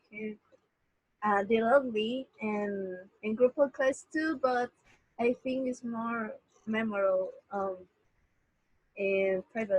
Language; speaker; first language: English; non-native, learner; Spanish